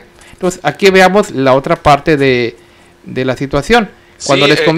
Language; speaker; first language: Spanish; native; Spanish